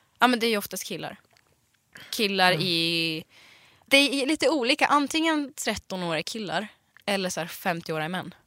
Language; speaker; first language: Swedish; early bilingual, other home language; Russian